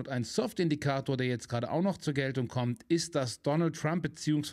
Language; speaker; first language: German; native; German